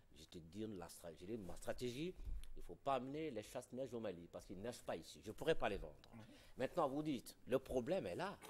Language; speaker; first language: French; non-native, local second language; Bambara